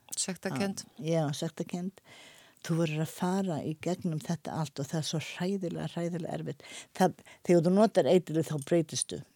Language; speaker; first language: Icelandic; native; Icelandic